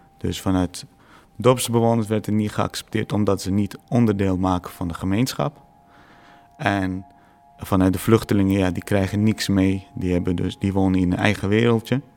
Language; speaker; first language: Dutch; early bilingual, other home language; Azerbaijani